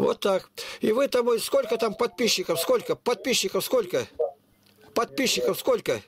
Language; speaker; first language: Russian; native; Russian